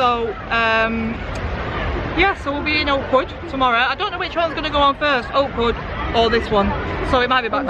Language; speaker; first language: English; native; English